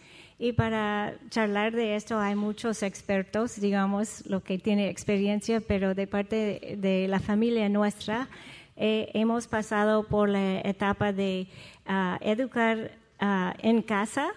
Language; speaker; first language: Spanish; non-native, fluent; English